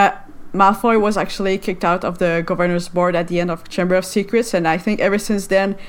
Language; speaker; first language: English; non-native, fluent; French